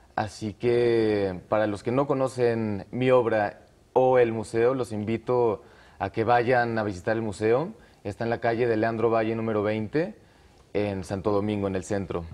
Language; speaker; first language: Spanish; native; Spanish